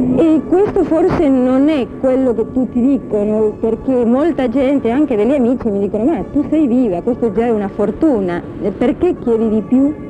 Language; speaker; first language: Italian; non-native, fluent; Spanish